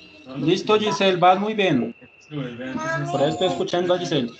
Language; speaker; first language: Spanish; native; Spanish